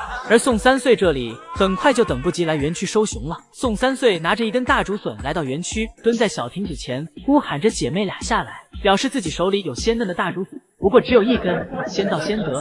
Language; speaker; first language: Chinese; native; Chinese